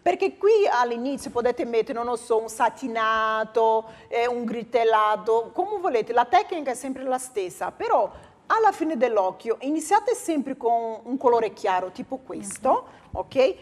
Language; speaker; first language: Italian; non-native, fluent; Portuguese